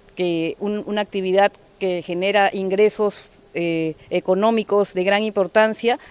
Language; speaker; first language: Spanish; native; Spanish